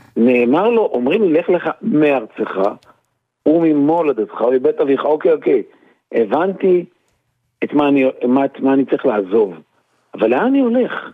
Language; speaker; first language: Hebrew; native; Hebrew